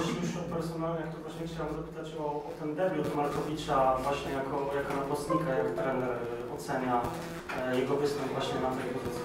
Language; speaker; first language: Polish; native; Polish